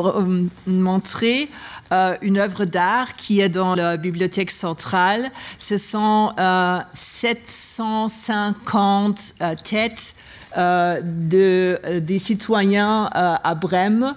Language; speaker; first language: French; non-native, learner; German